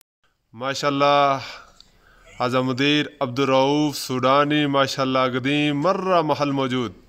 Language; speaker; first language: Arabic; non-native, learner; Urdu